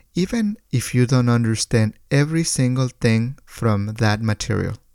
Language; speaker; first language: English; non-native, fluent; Spanish